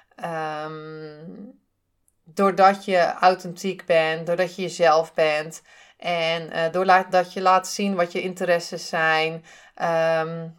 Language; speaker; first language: Dutch; native; Dutch